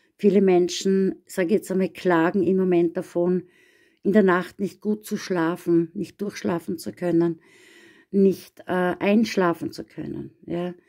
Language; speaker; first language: German; native; German